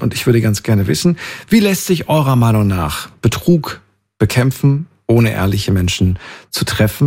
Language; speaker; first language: German; native; German